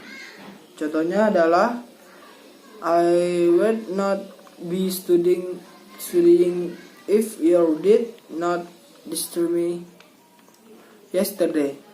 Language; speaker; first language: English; non-native, learner; Indonesian